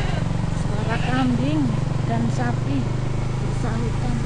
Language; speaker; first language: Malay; non-native, local second language; Javanese